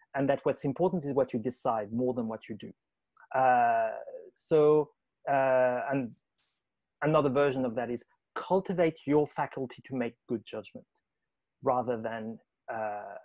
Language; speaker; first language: English; non-native, fluent; French